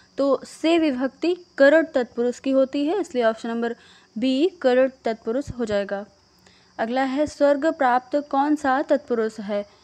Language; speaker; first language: Hindi; native; Hindi